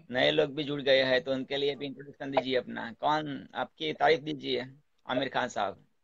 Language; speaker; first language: Hindi; non-native, local second language; Gujarati